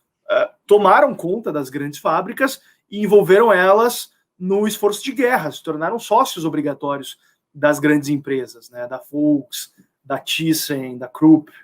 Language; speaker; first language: Portuguese; native; Portuguese